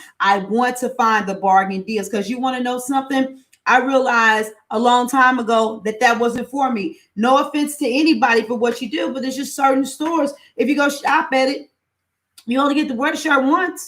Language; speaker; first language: English; native; English